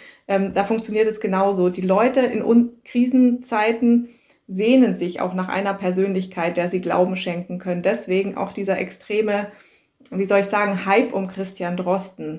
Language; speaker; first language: German; native; German